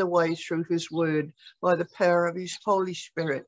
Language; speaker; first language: English; native; English